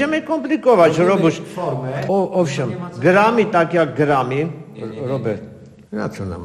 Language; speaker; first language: Polish; non-native, learner; Armenian